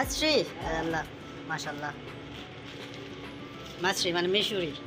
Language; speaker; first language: Arabic; non-native, learner; Bangla